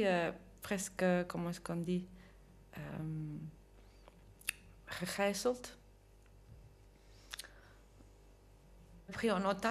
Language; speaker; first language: French; non-native, fluent; Dutch